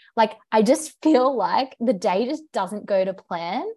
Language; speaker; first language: English; native; English